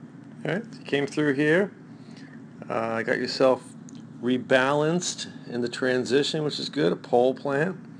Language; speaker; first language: English; native; English